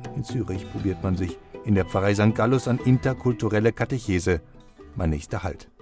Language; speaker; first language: German; native; German